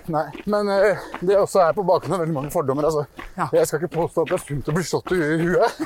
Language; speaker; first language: Norwegian; early bilingual, other home language; Persian